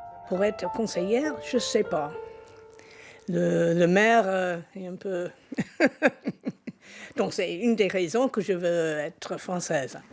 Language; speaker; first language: French; non-native, fluent; English